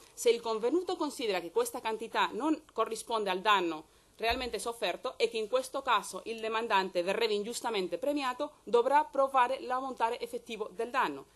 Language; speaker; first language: Italian; non-native, fluent; Spanish